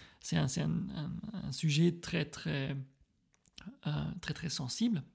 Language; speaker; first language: French; early bilingual, heritage; French